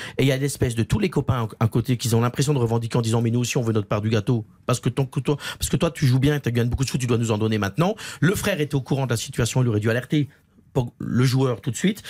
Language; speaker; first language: French; native; French